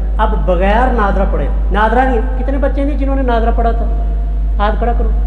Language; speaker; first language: Urdu; non-native, local second language; Punjabi